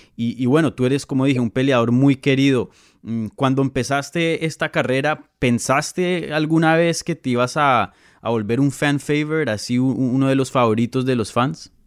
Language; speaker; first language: Spanish; native; Spanish